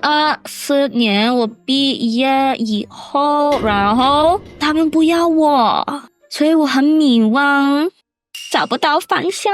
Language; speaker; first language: Chinese; non-native, learner; English